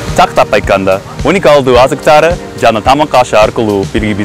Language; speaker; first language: Kyrgyz; non-native, fluent; English